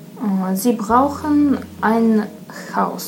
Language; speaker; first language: German; non-native, learner; Russian